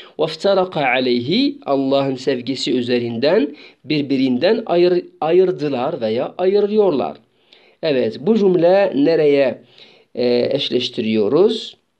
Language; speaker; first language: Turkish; non-native, fluent; Arabic